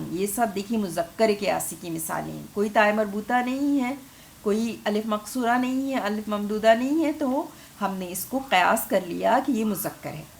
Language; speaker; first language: Urdu; native; Urdu